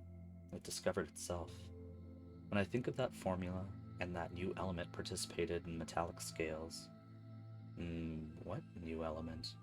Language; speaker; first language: English; native; English